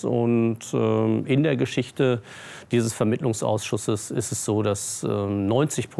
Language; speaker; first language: German; native; German